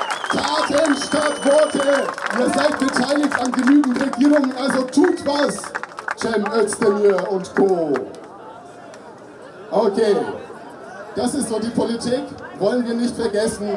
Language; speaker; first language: German; native; German